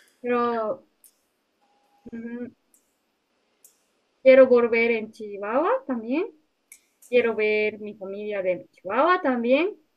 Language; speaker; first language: Spanish; non-native, learner; Japanese